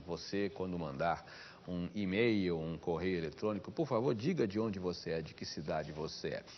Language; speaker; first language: Portuguese; native; Portuguese